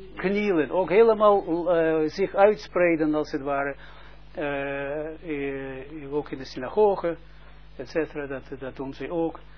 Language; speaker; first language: Dutch; non-native, fluent; Russian